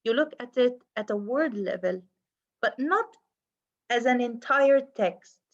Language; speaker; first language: English; non-native, fluent; Arabic